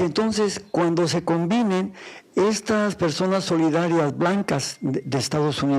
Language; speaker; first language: Spanish; native; Spanish